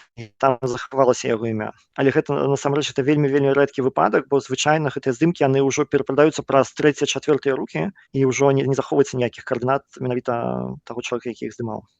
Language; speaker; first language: Belarusian; non-native, local second language; Russian